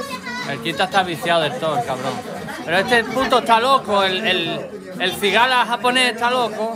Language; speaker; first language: Spanish; native; Spanish